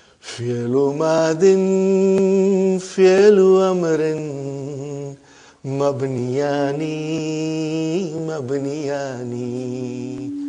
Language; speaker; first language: Arabic; non-native, fluent; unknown